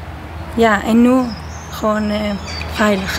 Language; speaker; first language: Dutch; non-native, learner; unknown